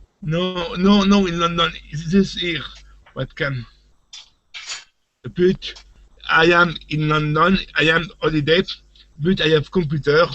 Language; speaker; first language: English; non-native, learner; French